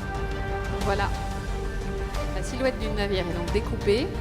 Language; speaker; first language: French; native; French